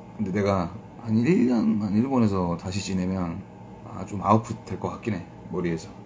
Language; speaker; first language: Korean; native; Korean